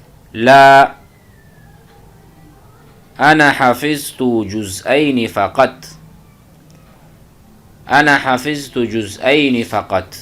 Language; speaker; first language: Arabic; non-native, fluent; Urdu